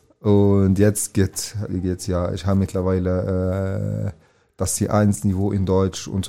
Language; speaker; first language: German; non-native, fluent; Arabic